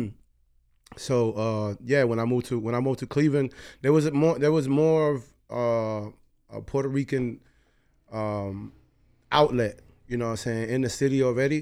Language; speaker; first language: English; early bilingual, other home language; Spanish